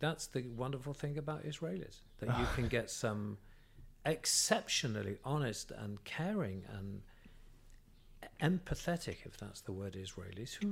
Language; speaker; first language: English; native; English